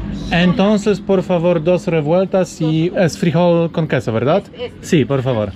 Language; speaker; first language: Spanish; non-native, learner; Polish